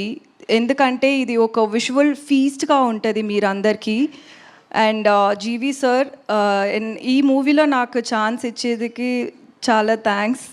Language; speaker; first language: Telugu; non-native, learner; Tamil